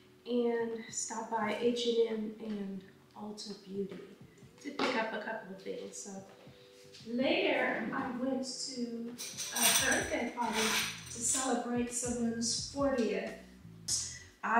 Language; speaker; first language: English; native; English